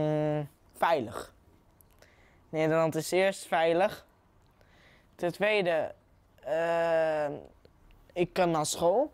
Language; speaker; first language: Dutch; early bilingual, other home language; Arabic